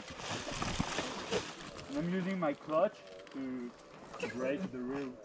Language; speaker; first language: English; non-native, fluent; Spanish